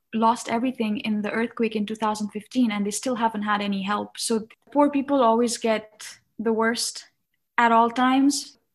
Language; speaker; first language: English; non-native, local second language; Nepali